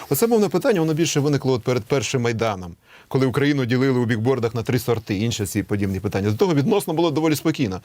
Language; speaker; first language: Ukrainian; native; Ukrainian